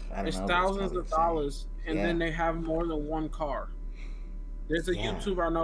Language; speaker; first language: English; native; English